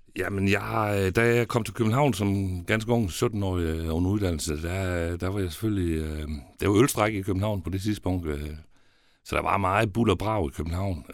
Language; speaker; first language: Danish; native; Danish